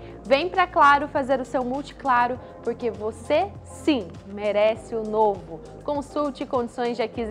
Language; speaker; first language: Portuguese; native; Portuguese